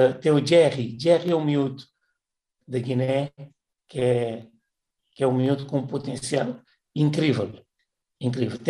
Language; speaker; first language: Portuguese; non-native, local second language; Kabuverdianu